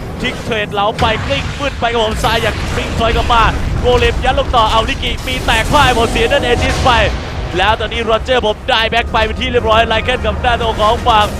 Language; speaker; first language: Thai; native; Thai